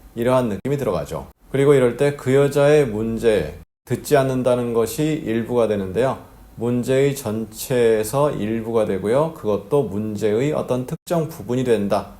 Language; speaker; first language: Korean; native; Korean